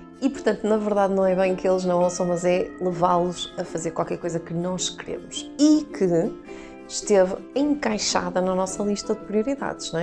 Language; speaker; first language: Portuguese; native; Portuguese